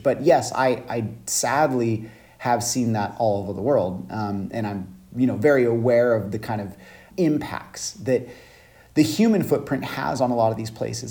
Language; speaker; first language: English; native; English